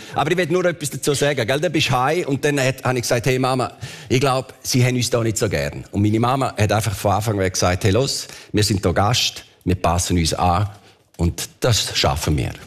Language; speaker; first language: German; native; German